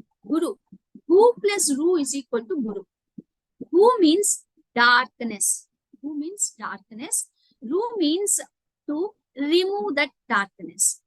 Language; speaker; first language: English; non-native, local second language; Telugu